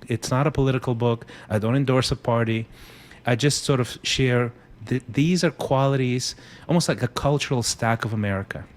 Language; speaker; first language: English; non-native, fluent; Spanish